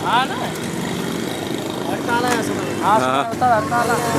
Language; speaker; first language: Hindi; non-native, local second language; Sindhi